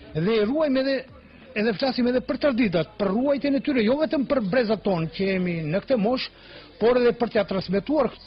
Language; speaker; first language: Albanian; non-native, local second language; Macedonian